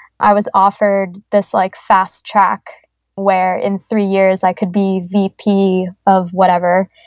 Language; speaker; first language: English; native; English